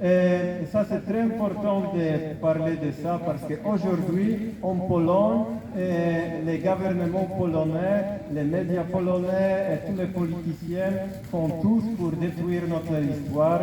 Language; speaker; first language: French; non-native, fluent; Polish